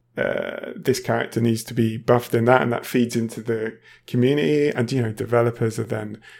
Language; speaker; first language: English; native; English